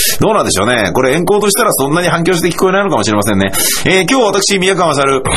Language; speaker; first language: Japanese; native; Japanese